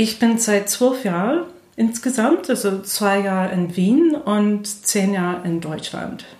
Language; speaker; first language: German; non-native, fluent; English